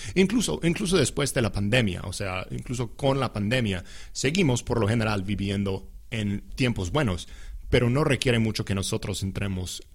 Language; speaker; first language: Spanish; non-native, fluent; English